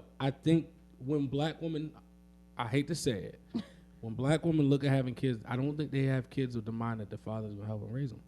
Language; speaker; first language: English; native; English